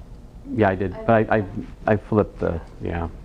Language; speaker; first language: English; native; English